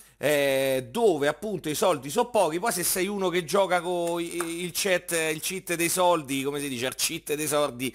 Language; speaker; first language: Italian; native; Italian